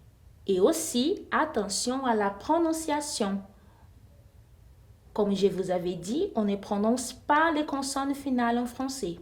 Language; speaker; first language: French; non-native, fluent; Portuguese